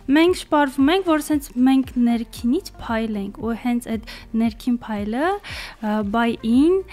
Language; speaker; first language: Armenian; native; Armenian